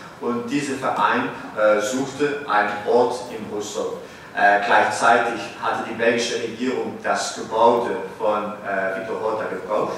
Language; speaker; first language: German; non-native, fluent; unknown